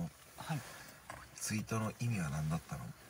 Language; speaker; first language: Japanese; native; Japanese